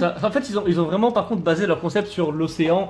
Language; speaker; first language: French; native; French